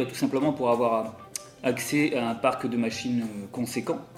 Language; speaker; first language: French; native; French